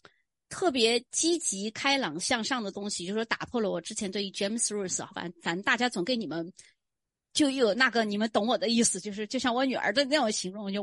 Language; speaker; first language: Chinese; native; Chinese